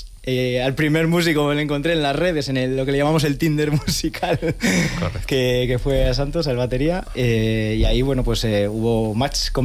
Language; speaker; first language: Spanish; native; Spanish